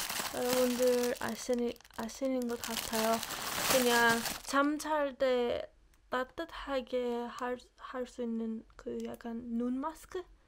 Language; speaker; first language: Korean; non-native, fluent; Persian